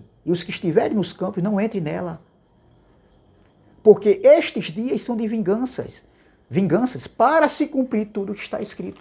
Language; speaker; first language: Portuguese; native; Portuguese